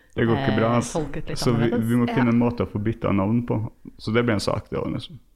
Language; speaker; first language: Norwegian; non-native, fluent; English